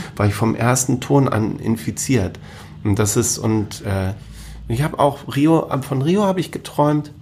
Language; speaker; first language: German; native; German